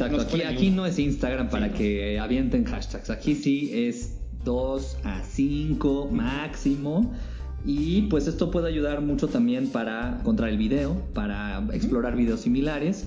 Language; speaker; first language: Spanish; native; Spanish